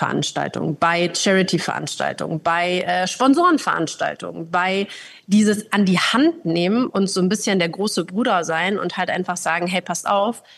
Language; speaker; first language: German; native; German